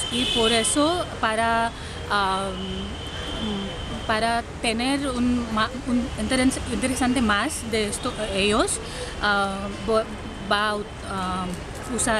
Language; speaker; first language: Spanish; non-native, learner; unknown